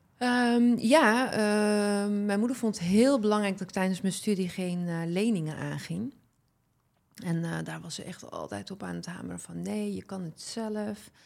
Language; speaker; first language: Dutch; early bilingual, other home language; Arabic